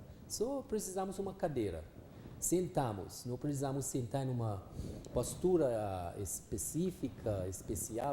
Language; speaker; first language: Portuguese; non-native, fluent; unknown